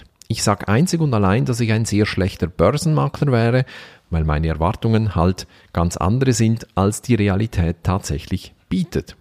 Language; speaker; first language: German; native; German